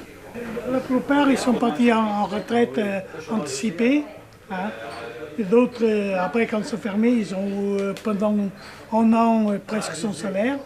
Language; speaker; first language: French; native; French